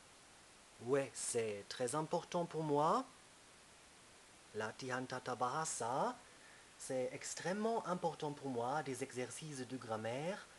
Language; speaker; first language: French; non-native, fluent; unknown